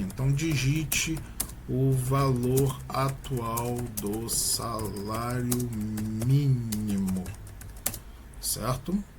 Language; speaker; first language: Portuguese; native; Portuguese